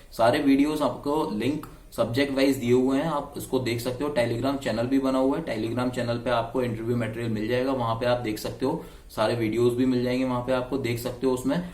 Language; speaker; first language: Hindi; native; Hindi